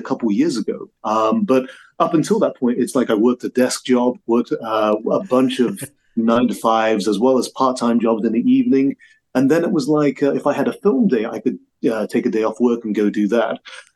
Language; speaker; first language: English; native; English